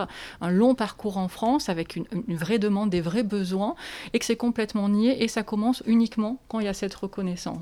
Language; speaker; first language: French; native; French